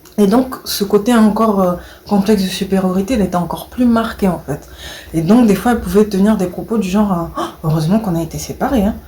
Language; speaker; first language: French; early bilingual, other home language; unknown